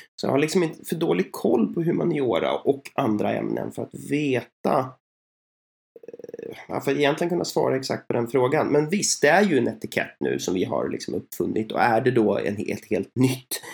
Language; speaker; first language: Swedish; native; Swedish